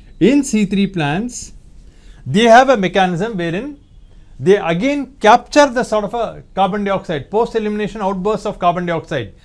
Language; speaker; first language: English; non-native, local second language; Tamil